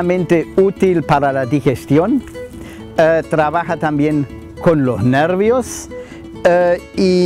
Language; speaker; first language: Spanish; non-native, fluent; German